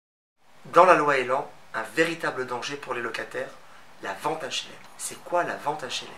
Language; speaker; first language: French; native; French